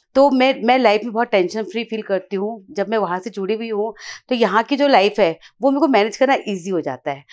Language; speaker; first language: Hindi; native; Hindi